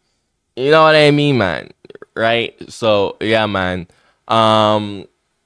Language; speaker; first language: English; native; English